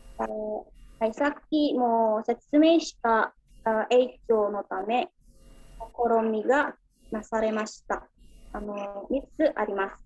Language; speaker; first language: Japanese; non-native, learner; Indonesian